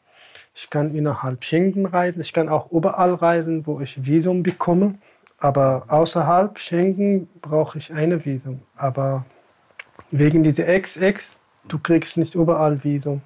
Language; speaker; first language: German; non-native, fluent; Tamasheq